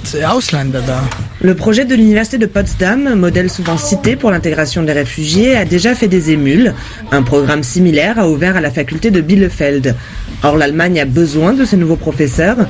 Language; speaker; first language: French; native; French